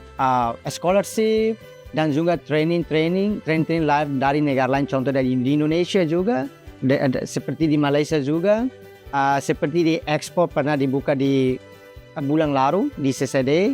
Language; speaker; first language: Indonesian; non-native, fluent; Tetum